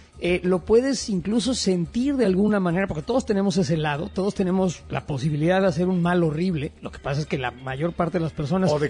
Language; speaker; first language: Spanish; native; Spanish